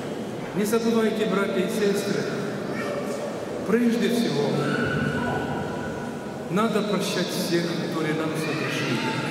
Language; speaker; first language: Russian; non-native, local second language; Ukrainian